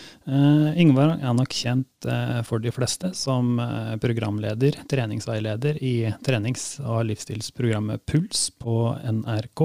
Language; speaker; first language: Norwegian; native; Norwegian